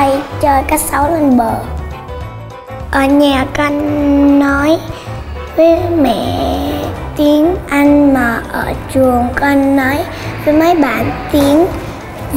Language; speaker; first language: Vietnamese; early bilingual, other home language; English